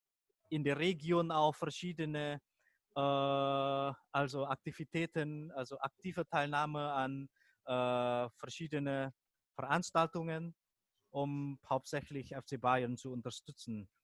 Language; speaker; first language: German; non-native, fluent; Indonesian